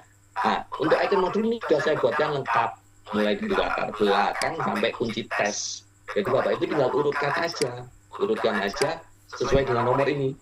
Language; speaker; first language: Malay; non-native, local second language; Javanese